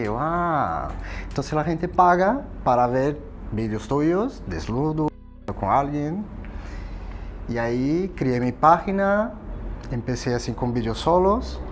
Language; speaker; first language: Spanish; non-native, fluent; Portuguese